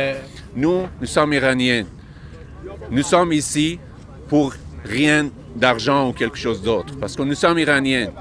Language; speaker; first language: French; non-native, local second language; Persian